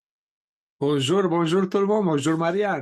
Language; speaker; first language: French; non-native, fluent; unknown